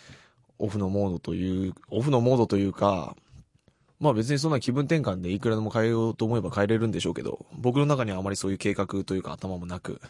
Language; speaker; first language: Japanese; native; Japanese